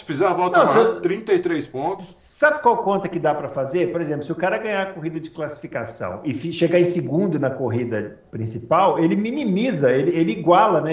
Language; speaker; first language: Portuguese; native; Portuguese